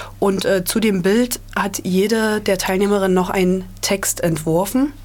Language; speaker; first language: German; native; German